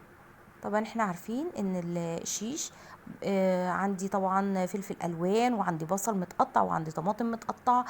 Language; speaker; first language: Arabic; native; Arabic